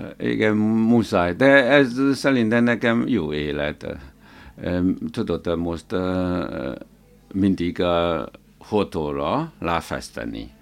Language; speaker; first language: Hungarian; non-native, learner; Chinese